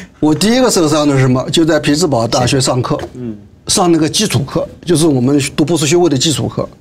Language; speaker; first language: Chinese; native; Chinese